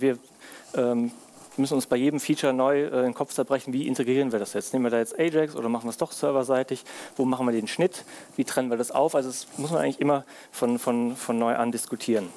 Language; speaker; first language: German; native; German